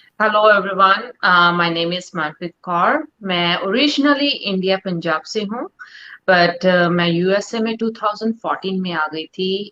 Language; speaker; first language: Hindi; non-native, local second language; Punjabi